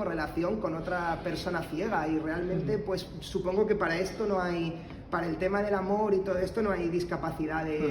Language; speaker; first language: Spanish; native; Spanish